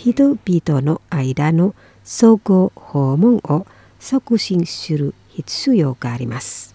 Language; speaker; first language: Japanese; non-native, fluent; Indonesian